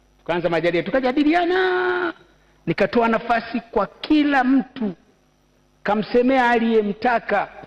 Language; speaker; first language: Swahili; native; Swahili